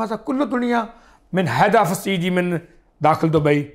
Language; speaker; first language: Arabic; non-native, learner; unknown